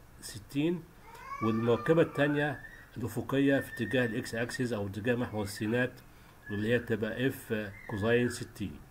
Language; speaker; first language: Arabic; native; Arabic